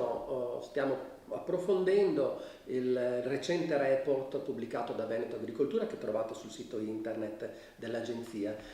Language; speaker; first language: Italian; native; Italian